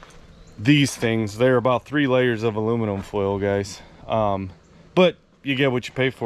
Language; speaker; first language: English; native; English